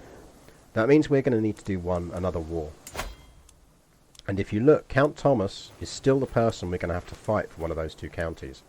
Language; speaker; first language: English; native; English